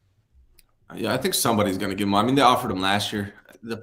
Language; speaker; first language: English; native; English